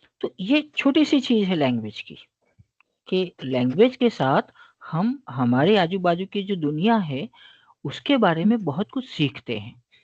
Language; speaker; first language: Hindi; non-native, local second language; Gujarati